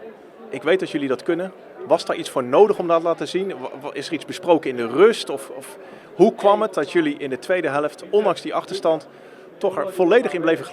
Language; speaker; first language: Dutch; native; Dutch